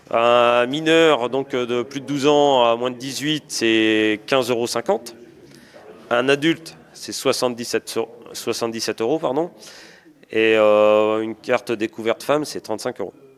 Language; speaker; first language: French; native; French